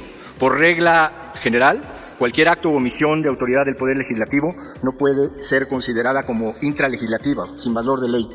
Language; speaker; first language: Spanish; native; Spanish